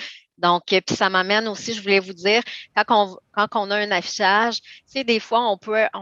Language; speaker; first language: French; native; French